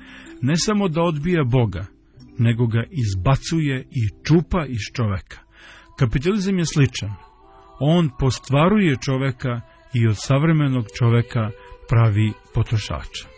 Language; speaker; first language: Serbian; native; Serbian